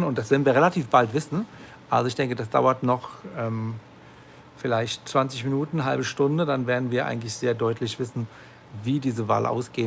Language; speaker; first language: German; native; German